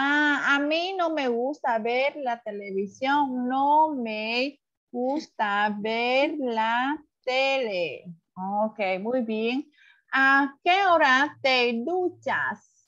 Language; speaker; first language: Spanish; non-native, fluent; Vietnamese